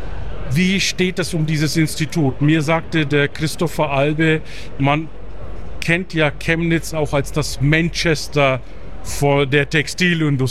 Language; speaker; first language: German; native; German